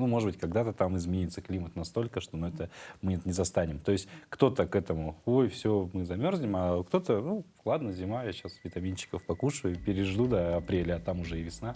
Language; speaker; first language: Russian; native; Russian